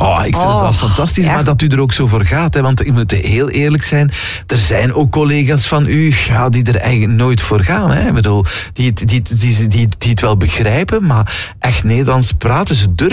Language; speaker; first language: Dutch; native; Dutch